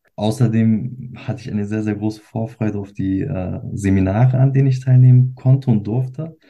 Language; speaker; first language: German; early bilingual, other home language; Turkish